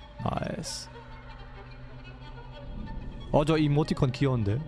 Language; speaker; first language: Korean; non-native, fluent; German